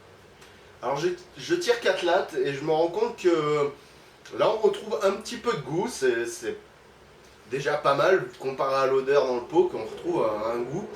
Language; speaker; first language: French; native; French